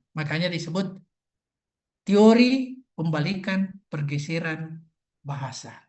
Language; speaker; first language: Indonesian; non-native, local second language; Buginese